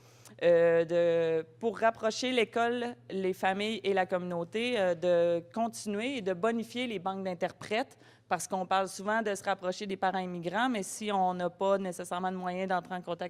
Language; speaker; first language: French; native; French